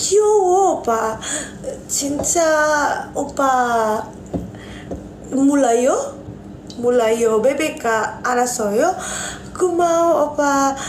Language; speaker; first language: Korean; non-native, learner; Indonesian